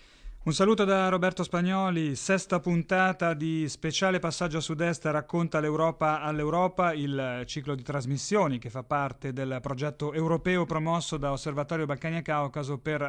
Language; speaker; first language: Italian; native; Italian